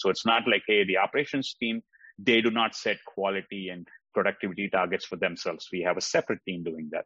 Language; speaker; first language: English; non-native, local second language; Tamil